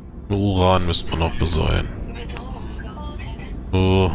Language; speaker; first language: German; native; German